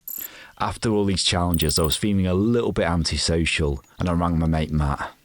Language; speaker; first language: English; native; English